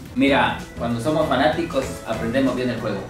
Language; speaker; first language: Spanish; native; Spanish